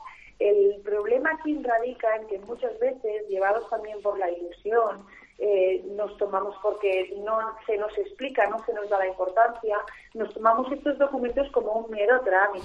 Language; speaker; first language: Spanish; native; Spanish